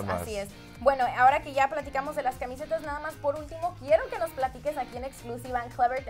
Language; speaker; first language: Spanish; native; Spanish